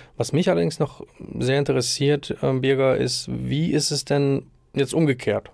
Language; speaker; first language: German; native; German